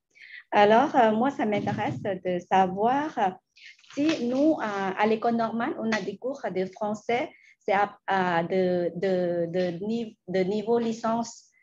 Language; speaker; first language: French; non-native, fluent; Lao